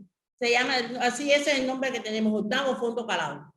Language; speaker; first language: Spanish; native; Spanish